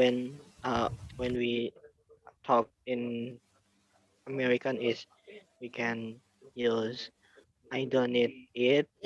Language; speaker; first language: English; non-native, learner; Indonesian